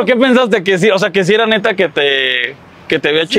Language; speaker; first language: Spanish; native; Spanish